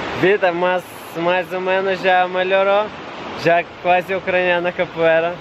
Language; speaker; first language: Portuguese; non-native, learner; Russian